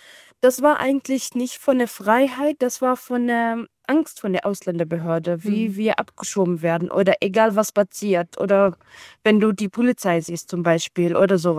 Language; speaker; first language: German; non-native, learner; Arabic